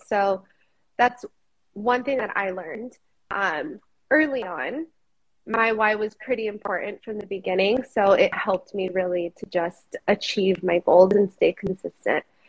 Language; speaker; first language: English; early bilingual, other home language; Spanish